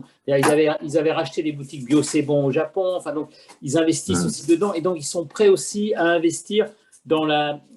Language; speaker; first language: French; native; French